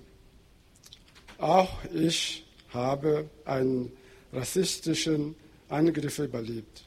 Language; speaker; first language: German; non-native, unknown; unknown